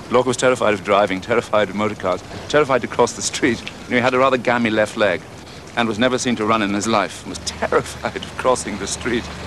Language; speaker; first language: English; native; English